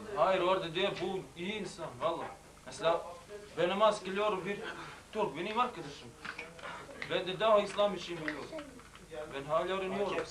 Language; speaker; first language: Turkish; non-native, learner; Bosnian